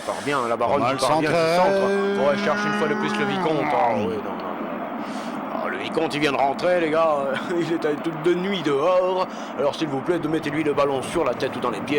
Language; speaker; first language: French; native; French